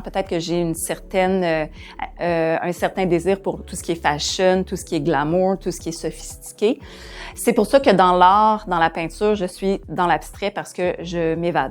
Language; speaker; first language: French; native; French